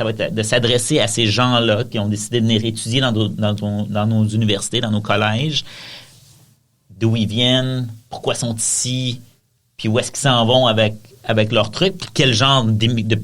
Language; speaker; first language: French; native; French